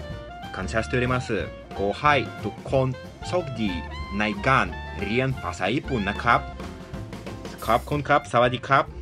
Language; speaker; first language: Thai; non-native, learner; Japanese